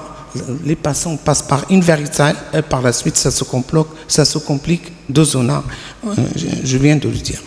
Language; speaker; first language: French; non-native, local second language; Arabic